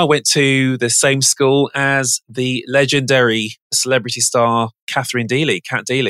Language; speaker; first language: English; native; English